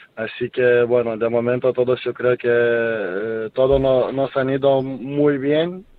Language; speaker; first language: Spanish; non-native, fluent; Lithuanian